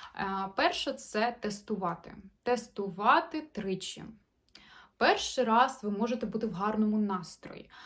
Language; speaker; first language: Ukrainian; non-native, local second language; Russian